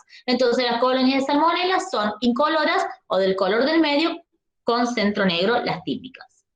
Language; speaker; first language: Spanish; native; Spanish